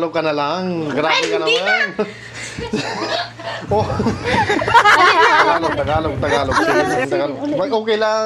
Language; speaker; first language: Filipino; non-native, learner; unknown